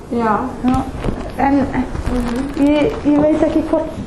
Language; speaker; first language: Icelandic; non-native, learner; English